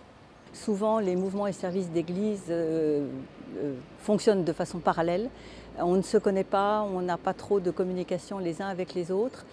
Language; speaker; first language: French; native; French